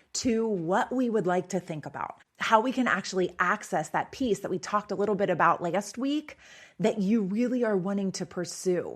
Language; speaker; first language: English; native; English